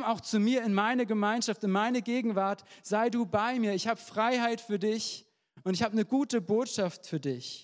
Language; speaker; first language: German; native; German